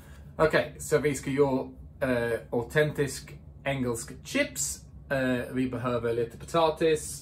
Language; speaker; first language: Swedish; non-native, fluent; English